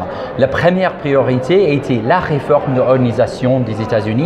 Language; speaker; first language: French; non-native, fluent; English